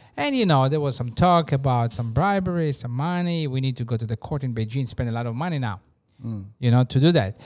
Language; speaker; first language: English; non-native, fluent; Hebrew